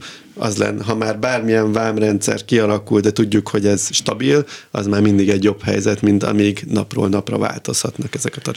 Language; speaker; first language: Hungarian; native; Hungarian